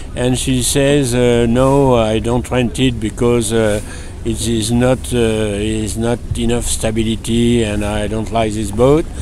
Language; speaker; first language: English; non-native, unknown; French